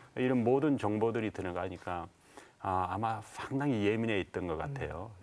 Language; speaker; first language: Korean; native; Korean